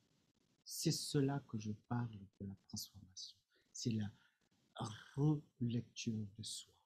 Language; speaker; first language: French; non-native, fluent; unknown